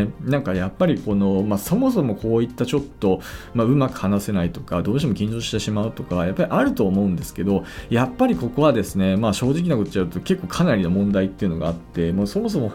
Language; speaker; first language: Japanese; native; Japanese